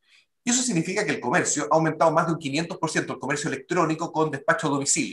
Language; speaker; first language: Spanish; native; Spanish